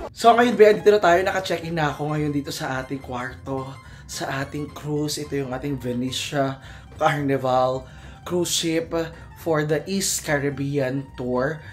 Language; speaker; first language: Filipino; native; Filipino